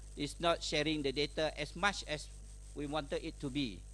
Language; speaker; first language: English; non-native, local second language; Malay